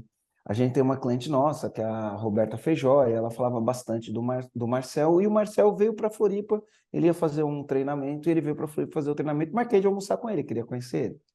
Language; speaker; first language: Portuguese; native; Portuguese